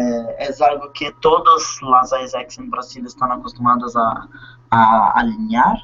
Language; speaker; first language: Spanish; non-native, learner; Portuguese